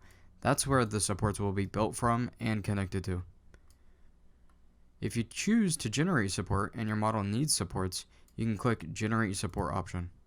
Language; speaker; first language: English; native; English